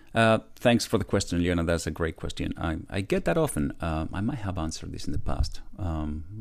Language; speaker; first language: English; non-native, fluent; Spanish